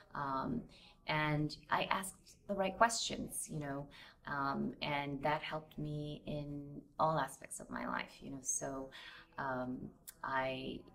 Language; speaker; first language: English; native; English